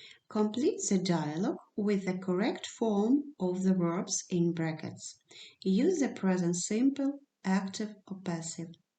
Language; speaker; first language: English; non-native, fluent; Ukrainian